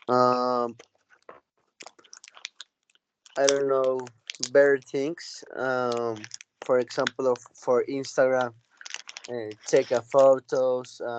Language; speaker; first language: English; non-native, learner; Spanish